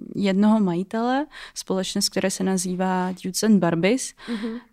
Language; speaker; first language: Czech; non-native, fluent; Russian